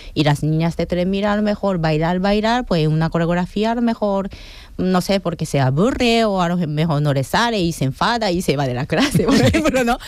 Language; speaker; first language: Spanish; non-native, fluent; Japanese